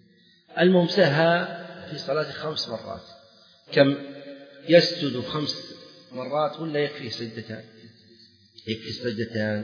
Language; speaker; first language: Arabic; native; Arabic